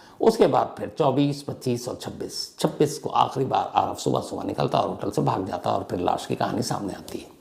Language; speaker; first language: Hindi; native; Hindi